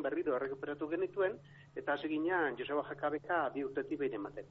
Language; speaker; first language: Basque; native; Basque